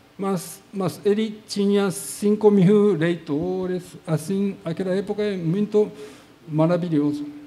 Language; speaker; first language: Portuguese; non-native, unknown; Japanese